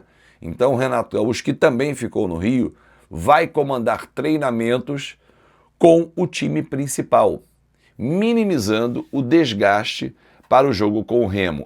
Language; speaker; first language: Portuguese; native; Portuguese